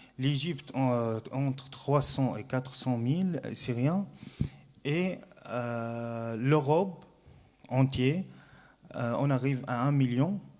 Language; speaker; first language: French; non-native, fluent; Arabic